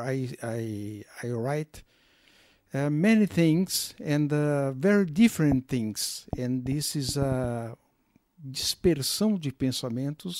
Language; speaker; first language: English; non-native, learner; Portuguese